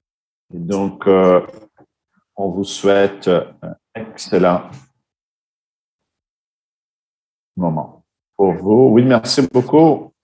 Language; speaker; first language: French; non-native, fluent; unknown